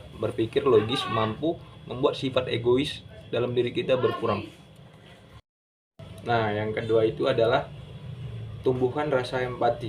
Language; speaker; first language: Indonesian; native; Indonesian